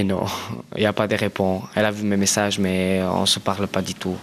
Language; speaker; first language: French; non-native, fluent; Romanian